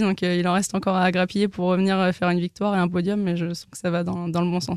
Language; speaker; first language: French; native; French